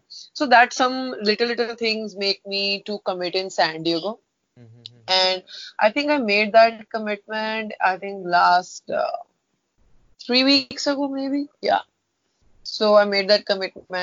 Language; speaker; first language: English; non-native, local second language; Punjabi